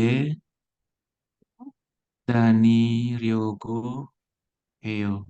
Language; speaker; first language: Korean; non-native, learner; Indonesian